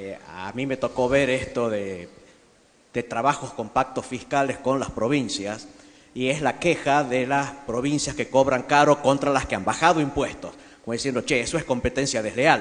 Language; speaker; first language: Spanish; native; Spanish